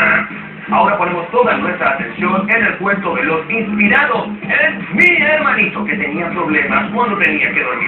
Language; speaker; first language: Spanish; native; Spanish